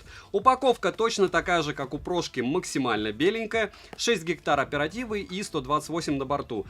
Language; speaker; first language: Russian; native; Russian